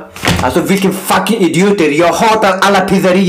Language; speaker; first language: Swedish; non-native, learner; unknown